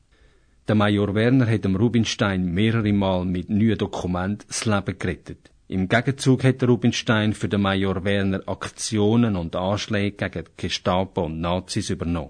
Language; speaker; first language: German; native; German